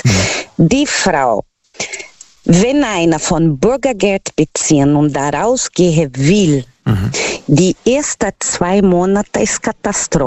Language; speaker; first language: German; non-native, fluent; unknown